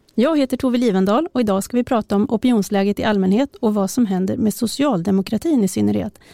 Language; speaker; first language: Swedish; native; Swedish